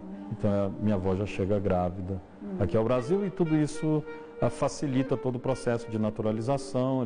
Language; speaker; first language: Portuguese; native; Portuguese